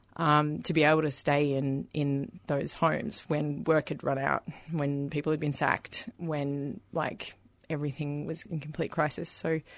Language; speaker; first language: English; native; English